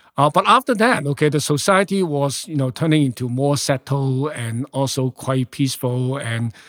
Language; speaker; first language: English; non-native, local second language; Cantonese